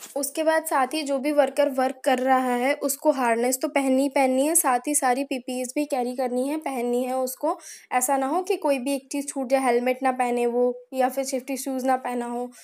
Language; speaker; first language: Hindi; native; Hindi